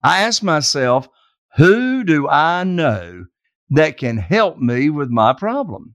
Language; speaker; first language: English; native; English